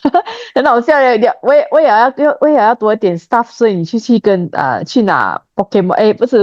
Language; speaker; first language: Chinese; native; Chinese